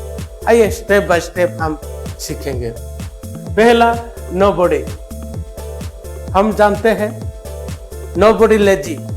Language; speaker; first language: Hindi; non-native, local second language; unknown